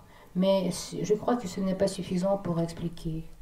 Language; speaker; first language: French; non-native, fluent; Russian